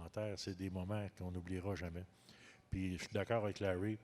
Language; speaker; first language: French; native; French